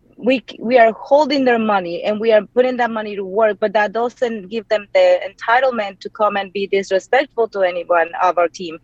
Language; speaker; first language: English; non-native, fluent; Spanish